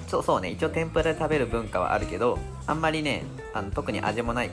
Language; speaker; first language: Japanese; native; Japanese